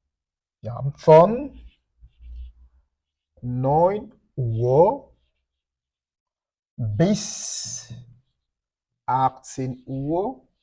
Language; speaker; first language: German; non-native, fluent; French